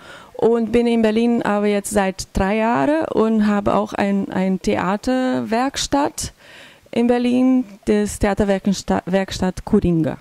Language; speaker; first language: German; non-native, fluent; Portuguese